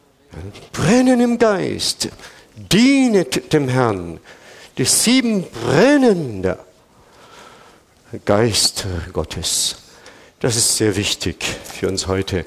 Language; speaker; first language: German; non-native, fluent; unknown